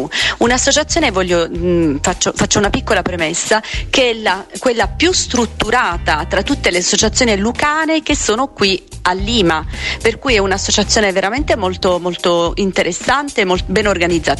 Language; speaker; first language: Italian; native; Italian